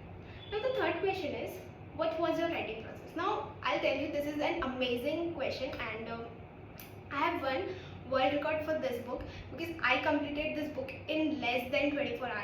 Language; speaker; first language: English; non-native, local second language; Hindi